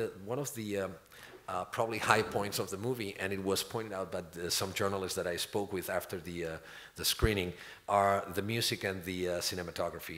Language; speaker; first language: English; non-native, fluent; Spanish